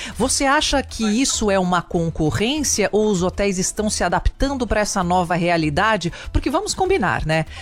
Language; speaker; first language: Portuguese; native; Portuguese